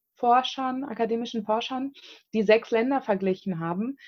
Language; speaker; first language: German; native; German